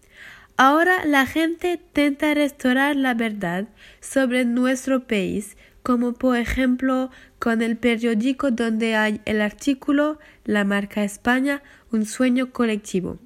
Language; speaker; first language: Spanish; non-native, learner; French